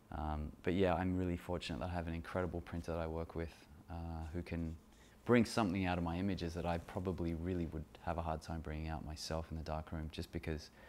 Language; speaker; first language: English; native; English